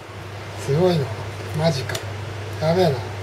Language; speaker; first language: Japanese; native; Japanese